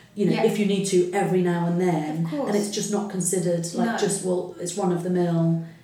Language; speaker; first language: English; early bilingual, other home language; Arabic